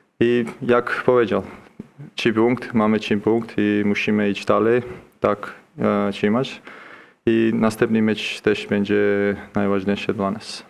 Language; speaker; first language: Polish; non-native, learner; Georgian